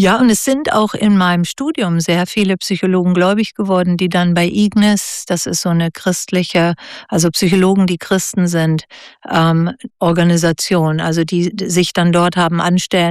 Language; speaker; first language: German; native; German